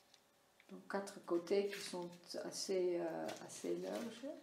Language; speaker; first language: French; non-native, fluent; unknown